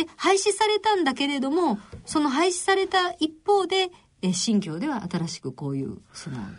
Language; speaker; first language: Japanese; native; Japanese